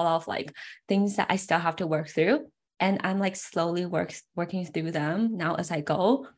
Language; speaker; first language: English; early bilingual, other home language; Chinese